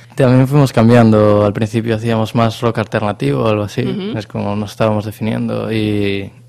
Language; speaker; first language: Spanish; non-native, local second language; Galician